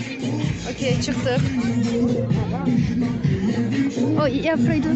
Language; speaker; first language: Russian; non-native, local second language; Kyrgyz